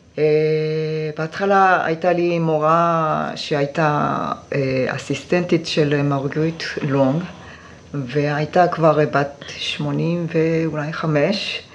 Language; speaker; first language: Hebrew; non-native, fluent; Japanese